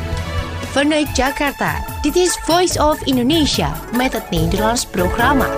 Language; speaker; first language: Dutch; non-native, fluent; Indonesian